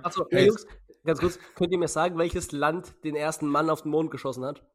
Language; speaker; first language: German; native; German